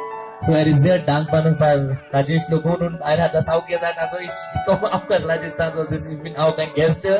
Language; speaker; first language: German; non-native, learner; Hindi